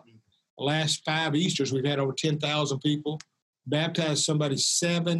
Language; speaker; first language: English; native; English